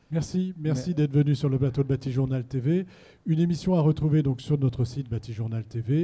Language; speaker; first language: French; native; French